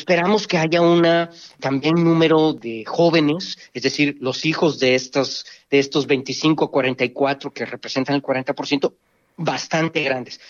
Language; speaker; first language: Spanish; native; Spanish